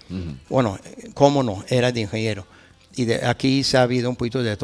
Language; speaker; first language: Spanish; non-native, fluent; Swedish